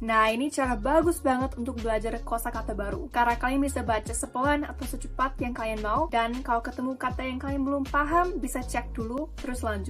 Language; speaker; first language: Indonesian; non-native, fluent; English